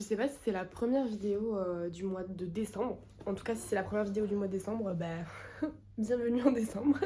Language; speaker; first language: French; native; French